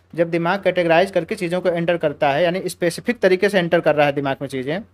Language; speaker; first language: Hindi; native; Hindi